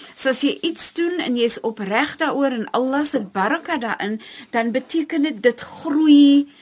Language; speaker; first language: Afrikaans; native; Afrikaans